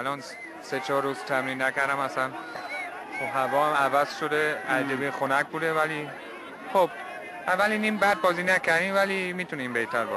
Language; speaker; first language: Persian; early bilingual, heritage; Persian